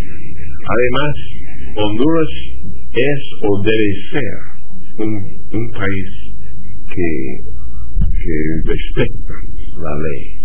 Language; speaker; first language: Spanish; non-native, fluent; English